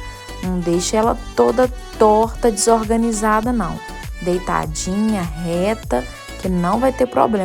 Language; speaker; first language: Portuguese; native; Portuguese